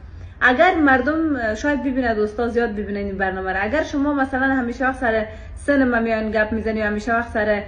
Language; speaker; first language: Persian; native; Persian